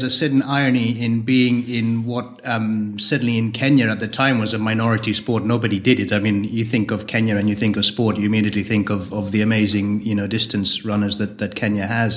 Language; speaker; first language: English; native; English